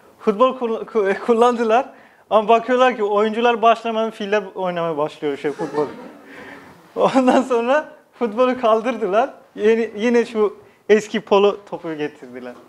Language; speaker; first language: Turkish; non-native, fluent; Nepali